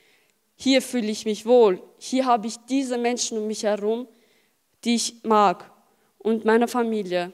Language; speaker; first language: German; early bilingual, other home language; Albanian